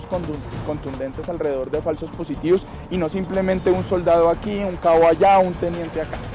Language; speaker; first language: Spanish; native; Spanish